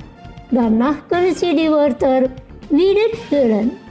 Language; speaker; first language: German; non-native, fluent; Indonesian